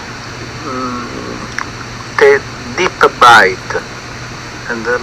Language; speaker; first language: English; non-native, learner; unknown